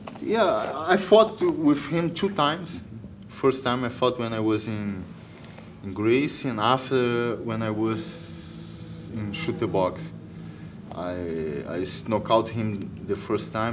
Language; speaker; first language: English; non-native, learner; Portuguese